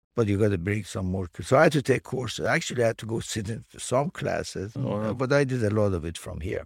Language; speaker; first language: English; non-native, fluent; Persian